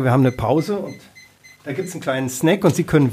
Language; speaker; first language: German; native; German